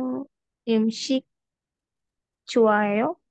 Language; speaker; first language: Korean; non-native, learner; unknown